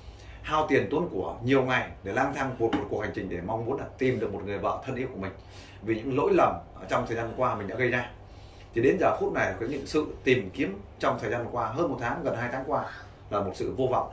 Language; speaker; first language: Vietnamese; native; Vietnamese